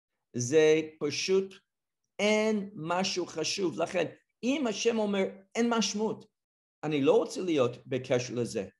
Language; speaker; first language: Hebrew; non-native, fluent; English